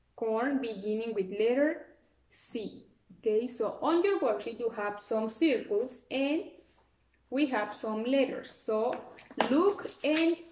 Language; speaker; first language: English; non-native, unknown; Spanish